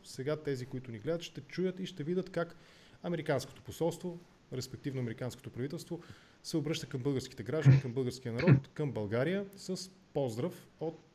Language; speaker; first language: Bulgarian; native; Bulgarian